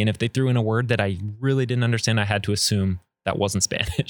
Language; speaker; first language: English; native; English